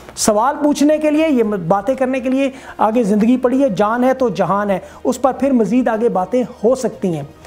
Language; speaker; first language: Urdu; native; Urdu